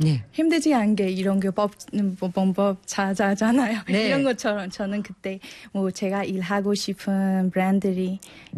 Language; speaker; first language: Korean; non-native, learner; Burmese